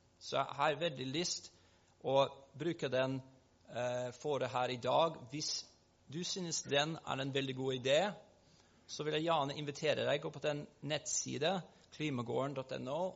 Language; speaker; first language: Norwegian; non-native, fluent; English